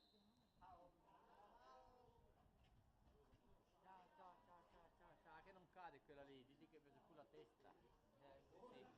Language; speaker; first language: Italian; native; Italian